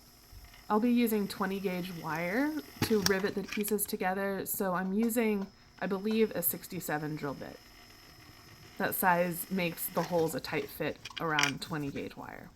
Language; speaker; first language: English; native; English